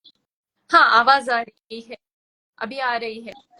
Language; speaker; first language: Hindi; non-native, local second language; Tulu